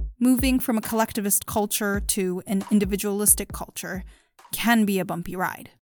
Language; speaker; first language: English; early bilingual, other home language; Japanese